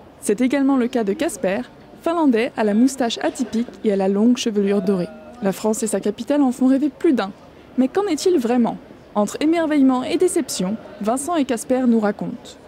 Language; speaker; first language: French; native; French